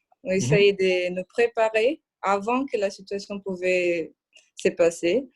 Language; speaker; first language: French; non-native, fluent; Portuguese